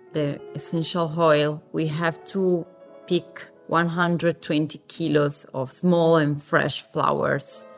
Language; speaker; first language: English; non-native, fluent; Italian